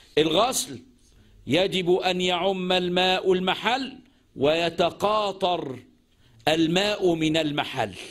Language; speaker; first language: Arabic; native; Arabic